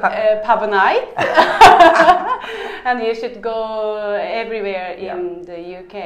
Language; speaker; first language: English; non-native, learner; Japanese